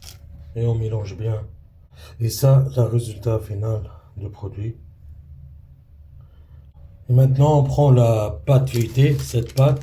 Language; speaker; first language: French; non-native, local second language; Arabic